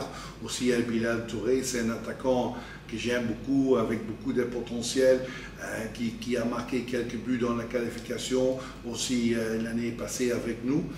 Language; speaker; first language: French; non-native, fluent; Dutch